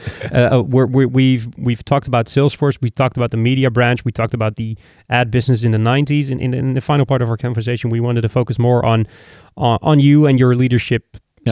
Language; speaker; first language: English; non-native, fluent; Dutch